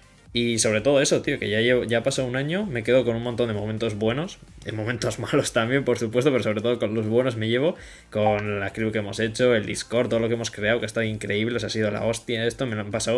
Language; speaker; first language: Spanish; native; Spanish